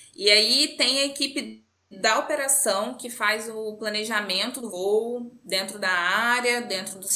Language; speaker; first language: Portuguese; native; Portuguese